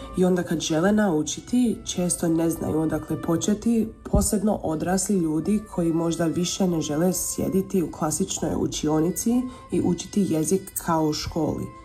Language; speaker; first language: Croatian; early bilingual, heritage; Croatian